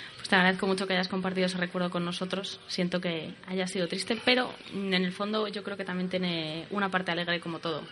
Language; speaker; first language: Spanish; native; Spanish